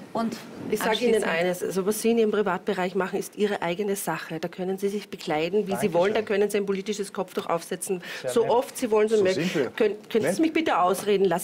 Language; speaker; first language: German; native; German